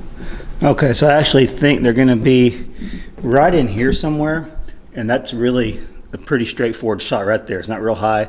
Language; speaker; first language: English; native; English